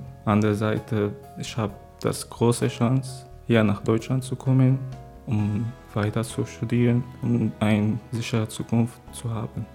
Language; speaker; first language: German; non-native, fluent; Arabic